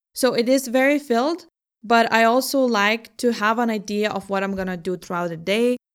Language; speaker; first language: English; non-native, fluent; Lithuanian